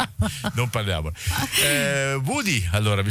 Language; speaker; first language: Italian; native; Italian